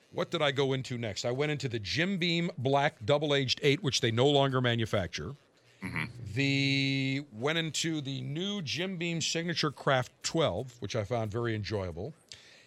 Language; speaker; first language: English; native; English